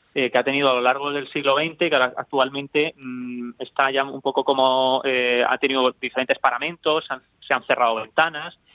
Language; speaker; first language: Spanish; native; Spanish